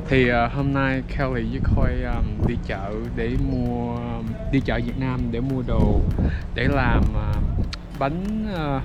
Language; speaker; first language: Vietnamese; early bilingual, heritage; Vietnamese